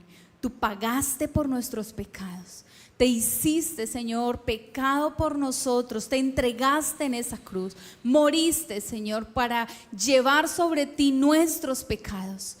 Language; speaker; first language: Spanish; native; Spanish